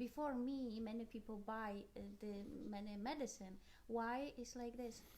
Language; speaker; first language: English; non-native, learner; Polish